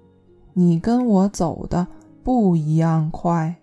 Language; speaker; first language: Chinese; non-native, learner; English